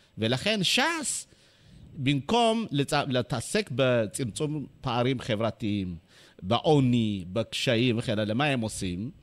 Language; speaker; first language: Hebrew; non-native, fluent; Amharic